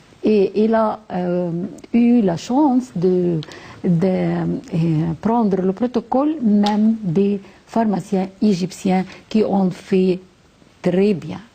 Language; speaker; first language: French; non-native, fluent; Arabic